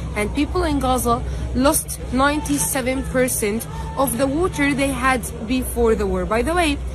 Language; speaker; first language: English; non-native, fluent; Arabic